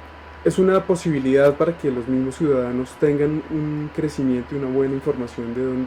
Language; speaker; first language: Spanish; native; Spanish